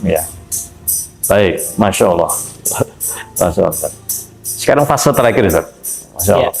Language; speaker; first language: Malay; native; Malay